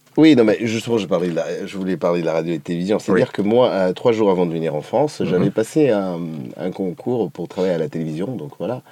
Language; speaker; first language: French; non-native, fluent; Portuguese